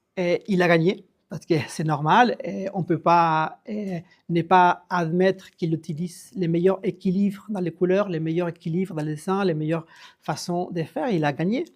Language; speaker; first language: French; non-native, fluent; Spanish